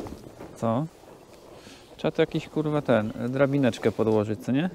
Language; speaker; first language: Polish; native; Polish